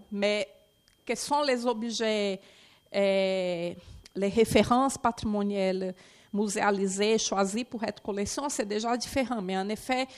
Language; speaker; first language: French; non-native, fluent; Portuguese